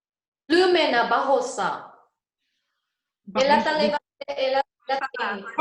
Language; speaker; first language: Portuguese; non-native, learner; Japanese